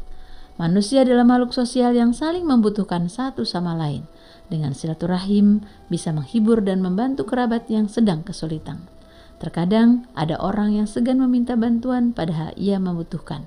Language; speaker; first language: Indonesian; native; Indonesian